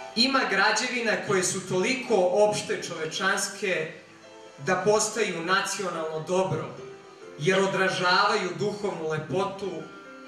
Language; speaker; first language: Serbian; native; Serbian